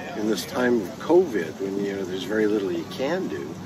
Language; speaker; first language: English; native; English